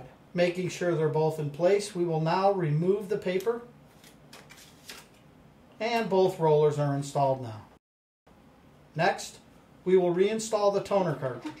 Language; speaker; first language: English; native; English